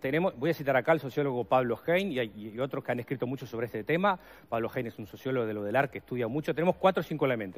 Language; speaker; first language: Spanish; native; Spanish